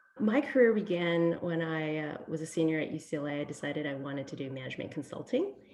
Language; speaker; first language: English; early bilingual, other home language; Vietnamese